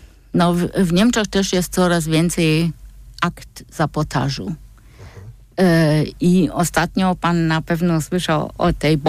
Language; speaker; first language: Polish; non-native, fluent; German